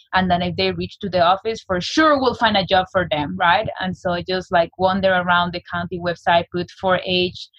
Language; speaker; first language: English; non-native, fluent; Spanish